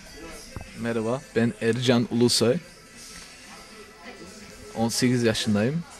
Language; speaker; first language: Turkish; early bilingual, heritage; Turkish